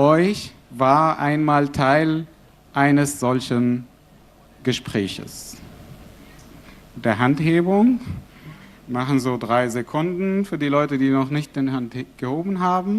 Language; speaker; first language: German; non-native, fluent; Arabic